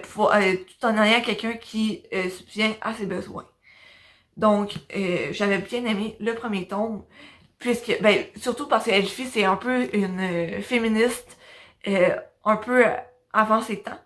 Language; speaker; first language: French; native; French